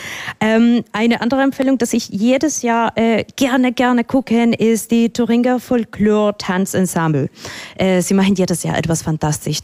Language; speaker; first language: German; non-native, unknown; Spanish